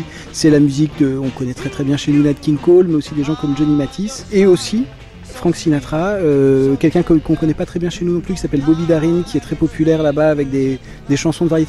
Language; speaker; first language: French; native; French